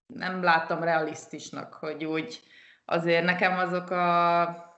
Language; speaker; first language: Hungarian; early bilingual, heritage; Hungarian